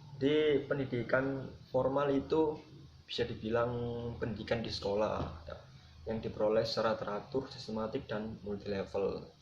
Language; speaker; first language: Indonesian; non-native, local second language; Javanese